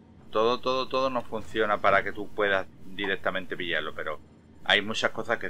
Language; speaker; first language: Spanish; native; Spanish